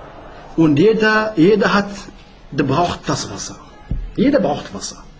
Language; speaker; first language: German; non-native, learner; Arabic